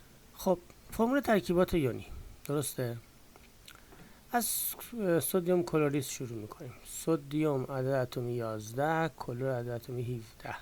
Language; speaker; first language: Persian; native; Persian